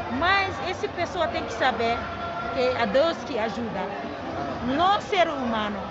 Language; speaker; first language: Portuguese; non-native, learner; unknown